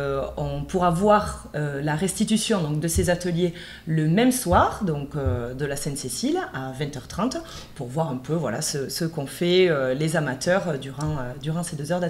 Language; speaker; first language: French; native; French